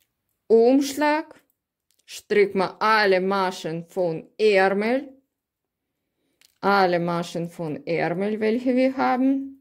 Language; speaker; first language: German; non-native, learner; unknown